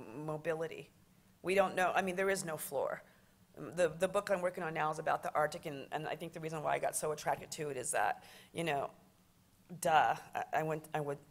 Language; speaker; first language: English; native; English